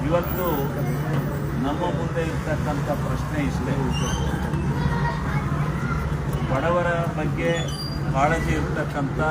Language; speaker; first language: Kannada; native; Kannada